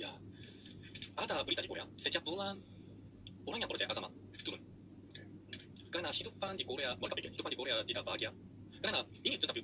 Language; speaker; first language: Indonesian; non-native, learner; Korean